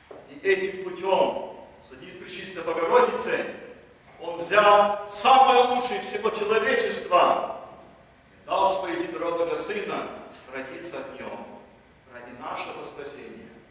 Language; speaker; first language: Russian; early bilingual, heritage; Russian